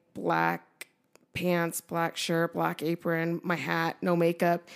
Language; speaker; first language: English; native; English